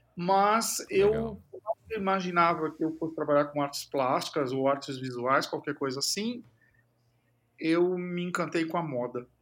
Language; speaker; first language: Portuguese; native; Portuguese